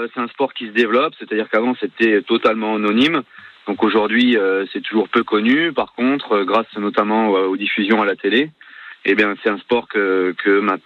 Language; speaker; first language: French; native; French